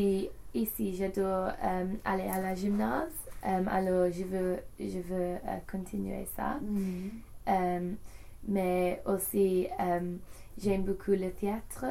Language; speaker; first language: French; non-native, learner; English